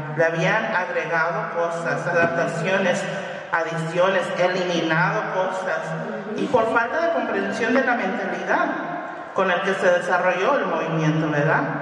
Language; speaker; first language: Spanish; early bilingual, heritage; Spanish